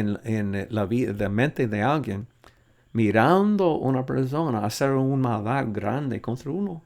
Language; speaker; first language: Spanish; non-native, fluent; English